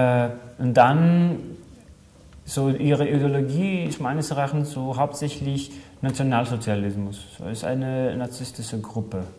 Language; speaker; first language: German; non-native, fluent; Greek